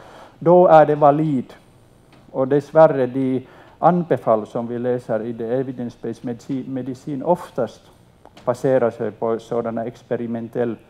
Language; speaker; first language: Swedish; non-native, local second language; Finnish